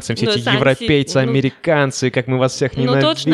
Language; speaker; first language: Russian; native; Russian